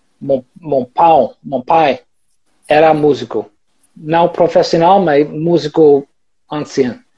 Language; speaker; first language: Portuguese; non-native, learner; English